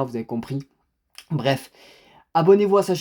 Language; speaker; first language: French; native; French